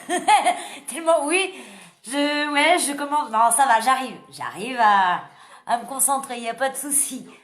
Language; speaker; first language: French; native; French